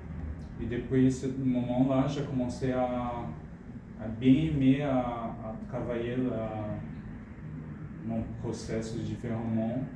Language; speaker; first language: French; non-native, fluent; Portuguese